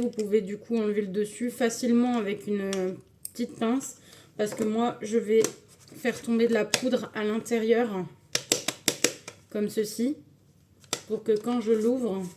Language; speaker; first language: French; native; French